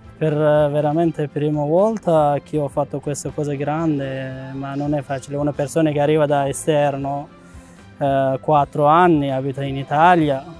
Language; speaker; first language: Italian; non-native, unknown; Persian